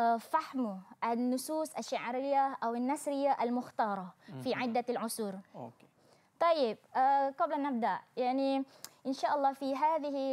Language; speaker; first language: Arabic; non-native, fluent; Malay